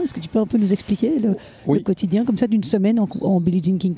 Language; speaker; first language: French; native; French